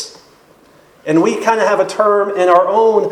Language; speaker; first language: English; native; English